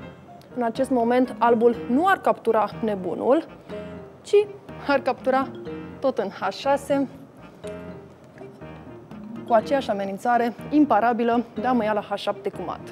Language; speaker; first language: Romanian; native; Romanian